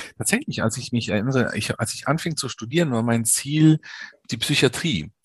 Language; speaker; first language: German; early bilingual, other home language; Italian